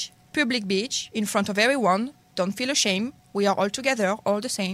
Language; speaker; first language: English; non-native, learner; French